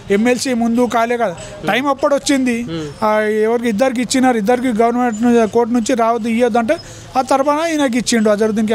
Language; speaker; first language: Telugu; non-native, local second language; Urdu